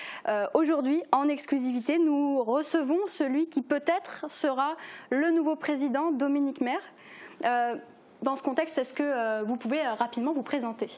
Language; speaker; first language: French; native; French